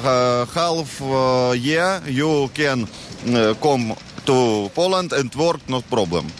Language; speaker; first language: English; non-native, learner; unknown